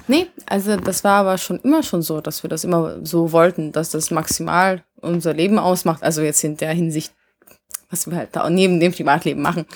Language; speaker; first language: German; early bilingual, other home language; Hungarian